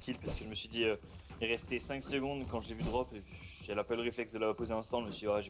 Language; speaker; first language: French; native; French